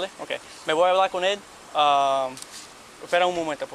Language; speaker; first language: Spanish; early bilingual, heritage; Spanish